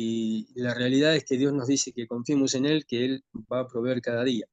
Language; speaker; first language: Spanish; native; Spanish